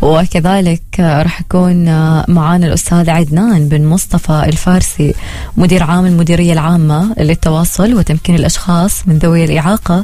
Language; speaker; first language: Arabic; native; Arabic